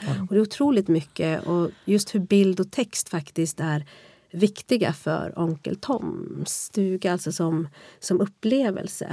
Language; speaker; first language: Swedish; native; Swedish